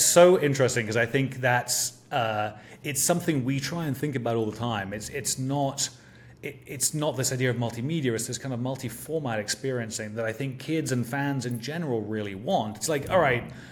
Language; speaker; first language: English; native; English